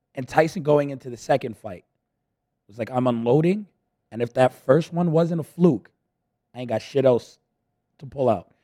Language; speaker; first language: English; early bilingual, other home language; Spanish